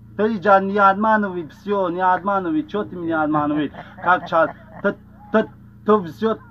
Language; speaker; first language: Russian; non-native, local second language; Tajik